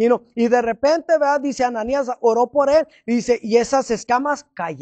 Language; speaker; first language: Spanish; early bilingual, heritage; Spanish